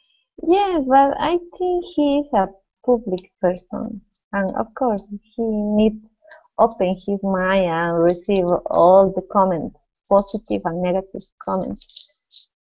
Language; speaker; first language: English; non-native, learner; Spanish